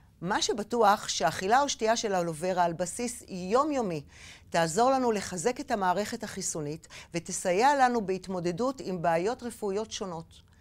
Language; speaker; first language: Hebrew; native; Hebrew